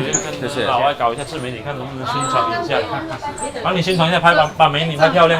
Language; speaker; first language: Chinese; native; Chinese